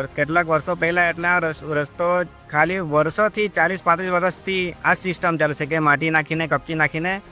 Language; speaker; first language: Gujarati; non-native, local second language; Gamit